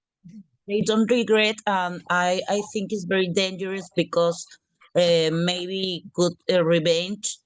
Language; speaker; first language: English; non-native, learner; Spanish